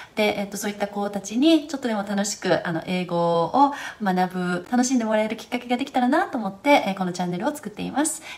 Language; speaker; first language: Japanese; early bilingual, heritage; Japanese